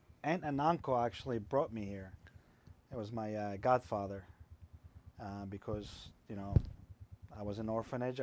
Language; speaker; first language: English; non-native, fluent; Polish